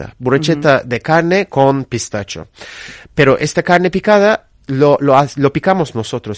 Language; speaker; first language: Spanish; non-native, fluent; Turkish